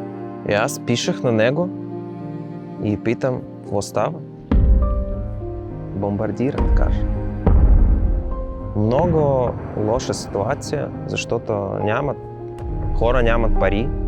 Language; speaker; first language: Bulgarian; non-native, learner; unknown